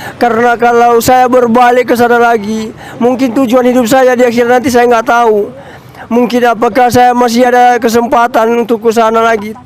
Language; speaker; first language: Indonesian; non-native, local second language; Nias